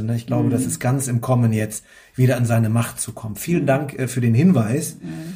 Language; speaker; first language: German; native; German